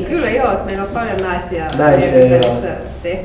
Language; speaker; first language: Finnish; native; Finnish